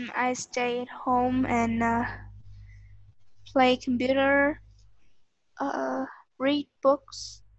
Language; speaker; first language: English; non-native, learner; Vietnamese